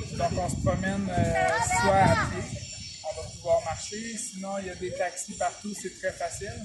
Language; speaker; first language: French; native; French